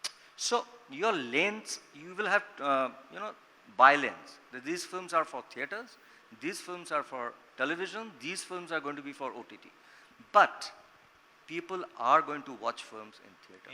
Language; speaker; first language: English; non-native, local second language; Bangla